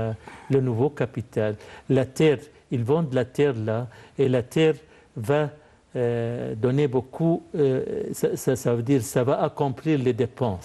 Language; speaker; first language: French; non-native, fluent; Arabic